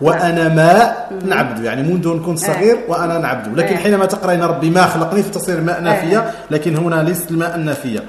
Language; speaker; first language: Arabic; native; Arabic